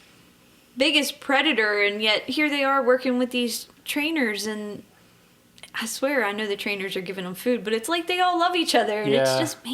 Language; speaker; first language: English; native; English